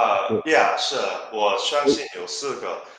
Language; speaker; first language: Chinese; non-native, learner; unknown